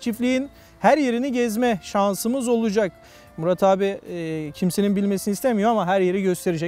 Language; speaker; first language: Turkish; native; Turkish